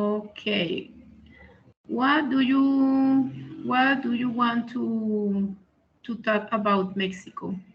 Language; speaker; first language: English; non-native, fluent; Spanish